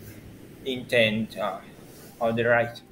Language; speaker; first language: English; non-native, learner; Spanish